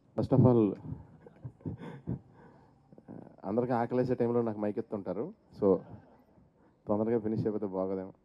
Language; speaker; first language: Telugu; native; Telugu